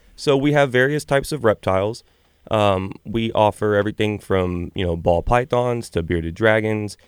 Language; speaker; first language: English; native; English